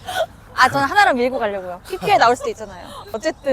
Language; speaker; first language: Korean; native; Korean